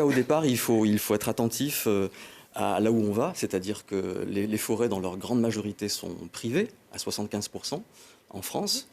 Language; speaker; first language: French; native; French